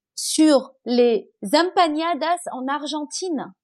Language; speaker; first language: French; non-native, local second language; Arabic